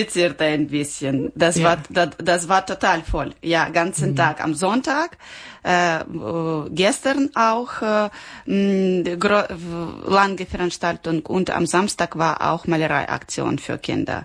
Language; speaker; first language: German; non-native, learner; Ukrainian